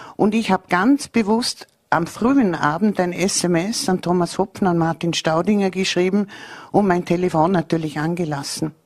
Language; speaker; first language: German; native; German